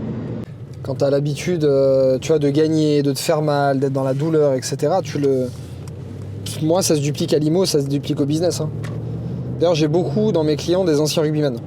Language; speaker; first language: French; native; French